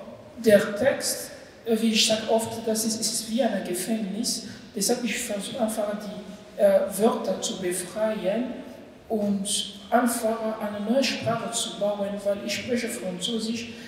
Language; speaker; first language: German; non-native, learner; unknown